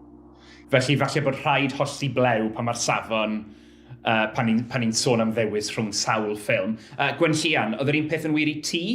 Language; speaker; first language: Welsh; native; Welsh